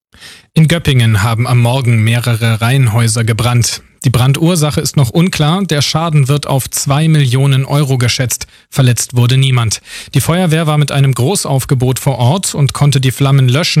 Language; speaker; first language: German; native; German